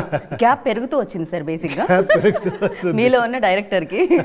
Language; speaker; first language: Telugu; native; Telugu